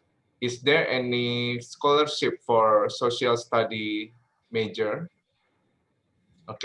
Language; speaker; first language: English; non-native, learner; Indonesian